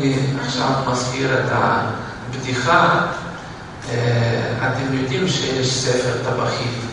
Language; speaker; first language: Hebrew; non-native, fluent; Russian